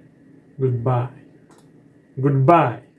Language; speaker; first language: English; non-native, learner; Russian